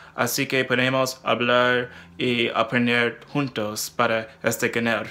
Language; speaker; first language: Spanish; non-native, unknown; English